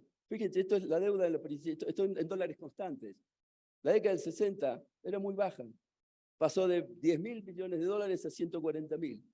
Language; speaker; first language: Spanish; native; Spanish